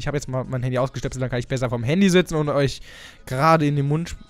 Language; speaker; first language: German; native; German